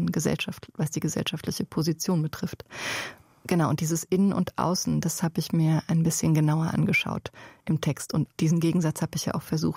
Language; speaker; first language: German; native; German